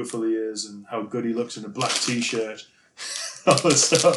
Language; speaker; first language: English; native; English